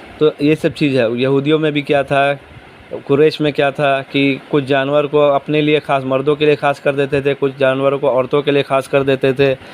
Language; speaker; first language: Urdu; native; Urdu